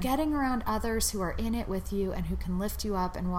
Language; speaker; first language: English; native; English